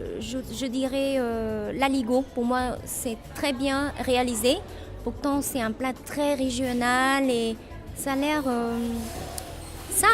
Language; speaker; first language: French; non-native, fluent; Vietnamese